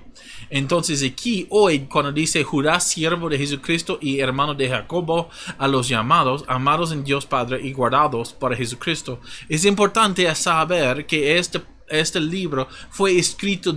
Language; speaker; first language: Spanish; non-native, fluent; English